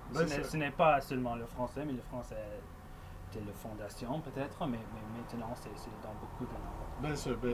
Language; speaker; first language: French; non-native, local second language; English